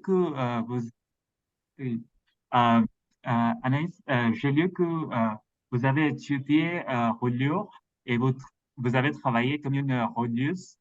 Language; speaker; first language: French; non-native, learner; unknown